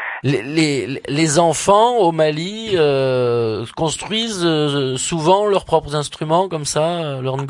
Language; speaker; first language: French; native; French